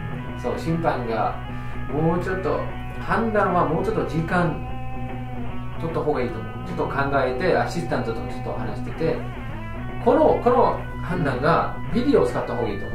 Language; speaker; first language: Japanese; non-native, fluent; English